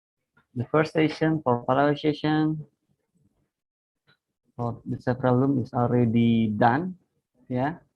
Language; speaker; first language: English; non-native, fluent; Indonesian